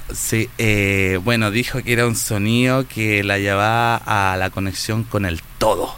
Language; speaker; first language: Spanish; native; Spanish